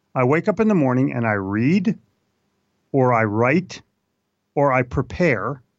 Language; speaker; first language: English; native; English